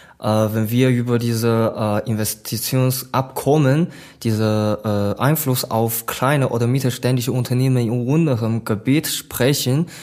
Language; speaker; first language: German; non-native, learner; Chinese